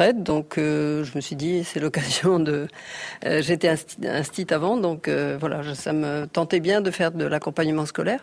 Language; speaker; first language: French; native; French